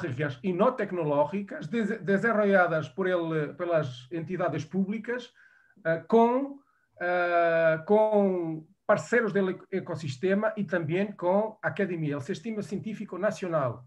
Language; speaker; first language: Spanish; non-native, fluent; Portuguese